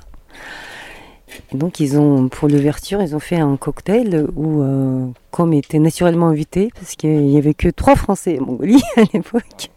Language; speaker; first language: French; non-native, fluent; Mongolian